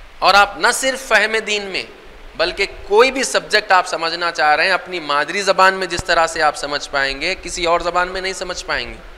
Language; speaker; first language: Urdu; native; Urdu